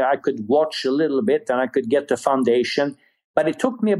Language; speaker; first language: English; non-native, fluent; Swedish